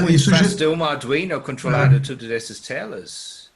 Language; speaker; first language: Portuguese; non-native, learner; English